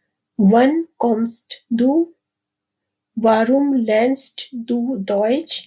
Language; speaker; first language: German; non-native, fluent; Urdu